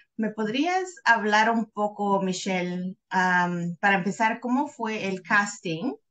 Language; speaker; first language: Spanish; native; Spanish